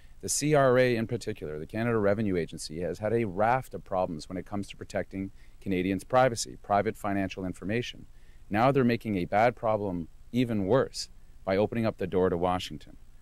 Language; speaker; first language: English; native; English